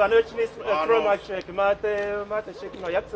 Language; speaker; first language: Czech; non-native, learner; English